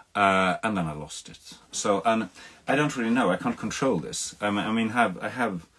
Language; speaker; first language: English; non-native, fluent; Swedish